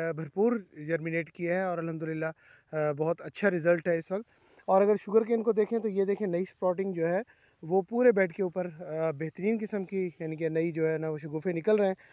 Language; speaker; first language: Urdu; non-native, local second language; Saraiki